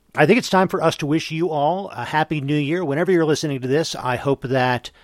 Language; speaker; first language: English; native; English